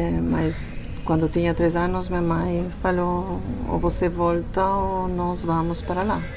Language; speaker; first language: Portuguese; non-native, fluent; Spanish